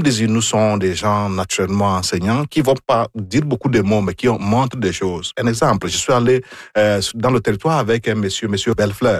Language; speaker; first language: French; non-native, fluent; Igbo